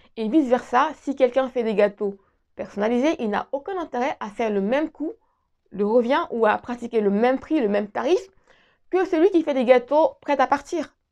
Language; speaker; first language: French; native; French